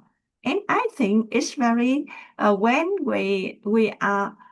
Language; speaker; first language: English; non-native, learner; Vietnamese